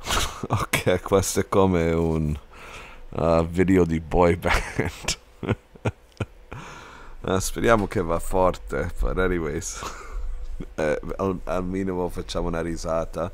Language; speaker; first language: Italian; non-native, learner; English